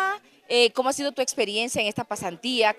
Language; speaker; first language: Spanish; native; Spanish